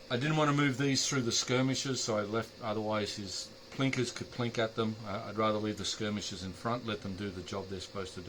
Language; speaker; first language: English; native; English